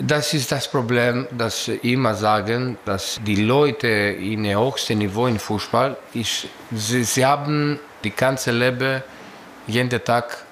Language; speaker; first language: German; non-native, learner; Greek